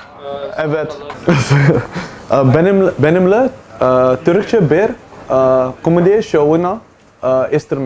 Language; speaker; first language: Turkish; non-native, learner; Dutch